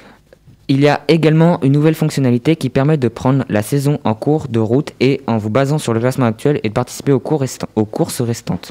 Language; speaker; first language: French; native; French